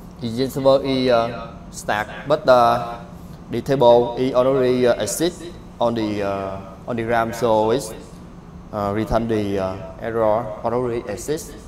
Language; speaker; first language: English; non-native, learner; Vietnamese